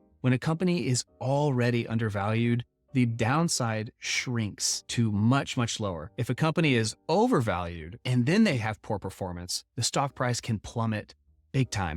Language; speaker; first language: English; native; English